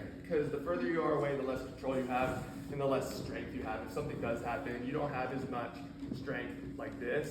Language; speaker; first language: English; native; English